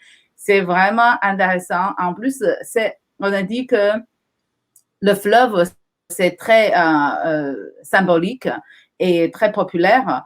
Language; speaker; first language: French; non-native, fluent; Chinese